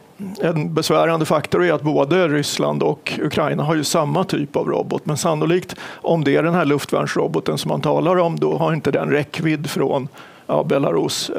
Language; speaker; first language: Swedish; native; Swedish